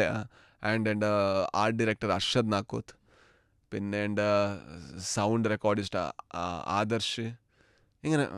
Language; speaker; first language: Malayalam; non-native, learner; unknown